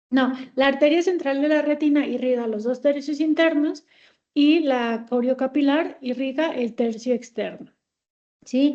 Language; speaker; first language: Spanish; native; Spanish